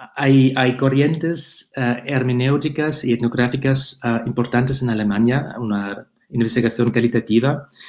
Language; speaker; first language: Spanish; non-native, fluent; German